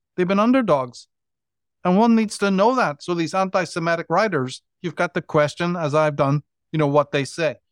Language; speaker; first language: English; native; English